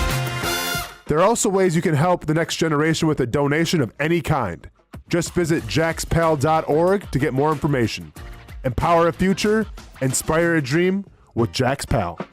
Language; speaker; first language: English; native; English